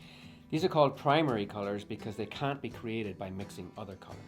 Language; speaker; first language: English; native; English